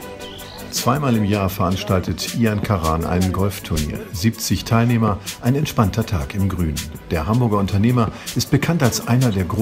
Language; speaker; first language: German; native; German